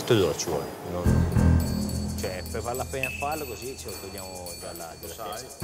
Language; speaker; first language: Italian; native; Italian